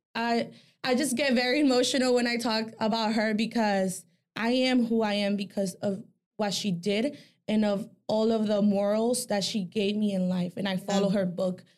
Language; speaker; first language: English; early bilingual, other home language; Spanish